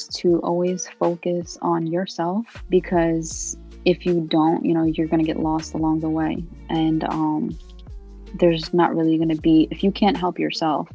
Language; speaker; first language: English; early bilingual, other home language; Arabic